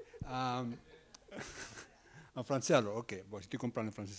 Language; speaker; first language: French; non-native, fluent; Spanish